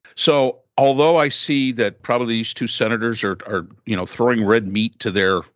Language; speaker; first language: English; native; English